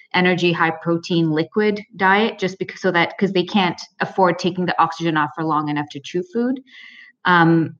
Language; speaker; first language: English; early bilingual, other home language; Punjabi